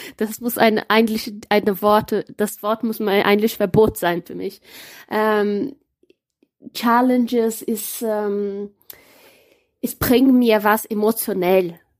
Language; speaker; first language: German; non-native, learner; Portuguese